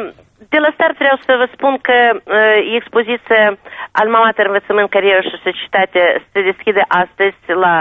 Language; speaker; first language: Romanian; non-native, local second language; Russian